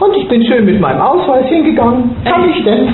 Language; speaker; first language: German; native; German